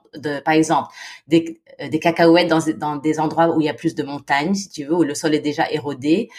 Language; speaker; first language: French; non-native, fluent; Filipino